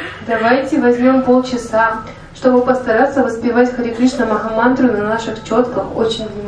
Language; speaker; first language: Russian; native; Russian